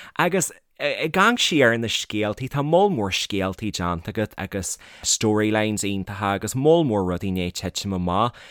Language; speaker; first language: Irish; native; Irish